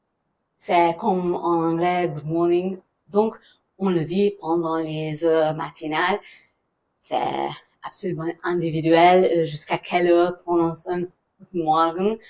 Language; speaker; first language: French; non-native, fluent; German